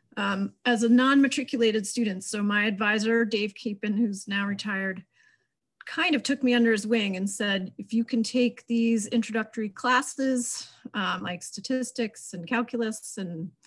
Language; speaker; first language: English; native; English